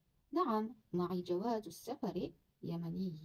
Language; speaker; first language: Arabic; non-native, learner; Kazakh